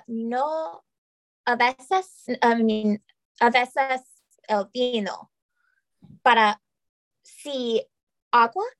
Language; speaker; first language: Spanish; non-native, learner; English